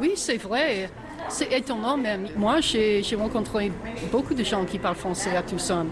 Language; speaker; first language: French; non-native, fluent; English